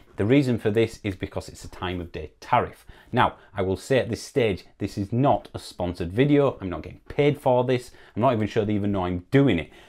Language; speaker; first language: English; native; English